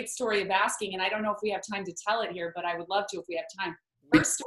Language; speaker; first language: English; native; English